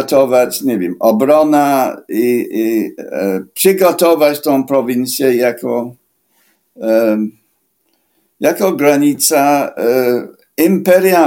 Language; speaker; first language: Polish; non-native, fluent; English